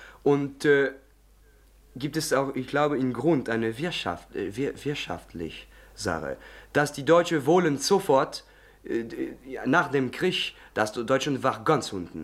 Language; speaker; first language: German; non-native, learner; French